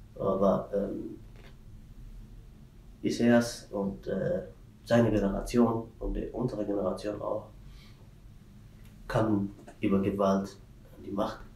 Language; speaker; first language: German; non-native, fluent; Tigrinya